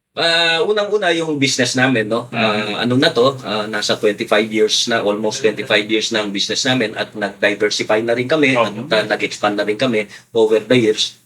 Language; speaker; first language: Filipino; non-native, local second language; Pampanga